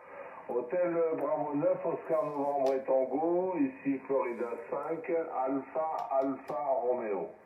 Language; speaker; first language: French; native; French